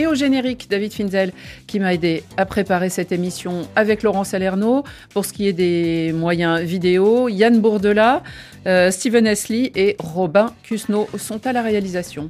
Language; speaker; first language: French; native; French